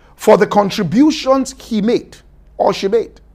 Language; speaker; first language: English; non-native, local second language; Yoruba